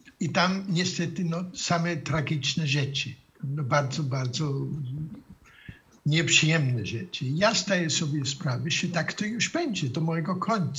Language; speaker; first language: Polish; non-native, fluent; German